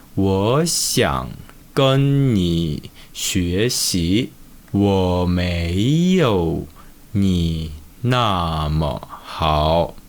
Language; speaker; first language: Chinese; non-native, fluent; Korean